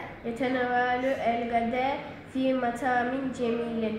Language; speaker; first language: Arabic; non-native, learner; Turkish